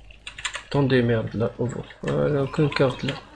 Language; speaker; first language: French; non-native, learner; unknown